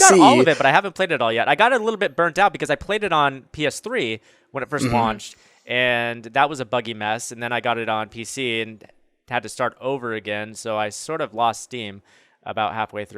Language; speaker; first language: English; native; English